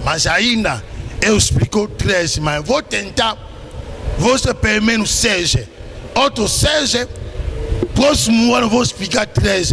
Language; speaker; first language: Portuguese; non-native, learner; Lingala